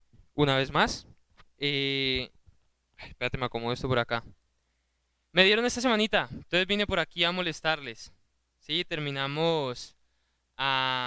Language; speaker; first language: Spanish; native; Spanish